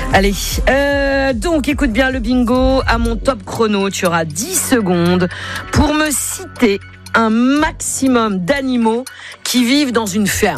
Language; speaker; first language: French; native; French